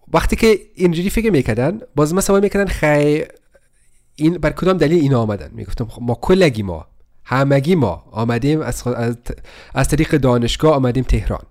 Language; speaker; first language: Persian; early bilingual, heritage; Persian